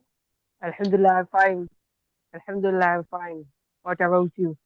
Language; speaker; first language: English; non-native, learner; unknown